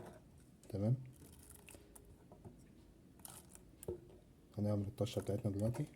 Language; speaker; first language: Arabic; native; Arabic